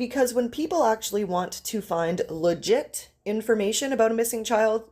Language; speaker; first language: English; native; English